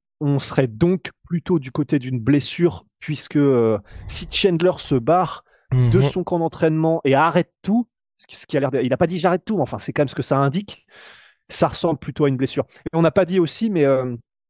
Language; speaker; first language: French; native; French